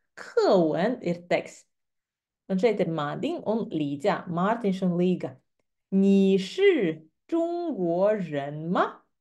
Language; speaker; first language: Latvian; non-native, local second language; Russian